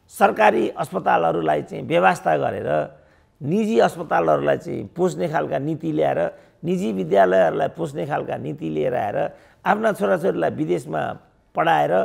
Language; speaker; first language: Nepali; native; Nepali